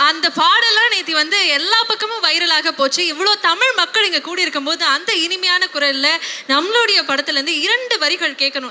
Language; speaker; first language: Tamil; native; Tamil